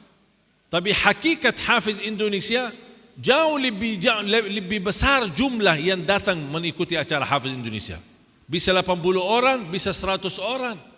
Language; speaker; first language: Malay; non-native, fluent; Arabic